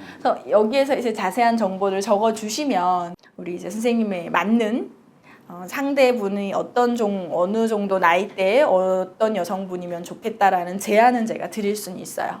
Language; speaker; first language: Korean; native; Korean